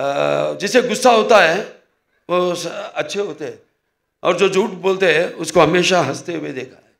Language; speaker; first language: Telugu; native; Telugu